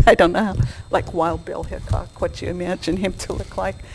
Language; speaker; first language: English; native; English